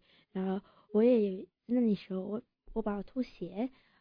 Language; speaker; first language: Chinese; early bilingual, heritage; English